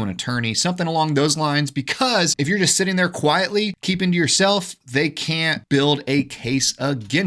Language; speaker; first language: English; native; English